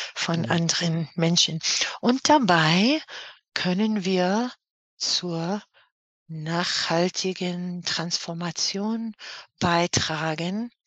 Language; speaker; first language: German; non-native, fluent; English